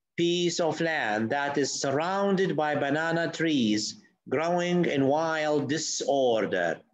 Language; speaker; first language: English; non-native, fluent; Arabic